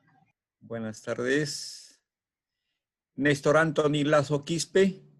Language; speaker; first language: Spanish; native; Spanish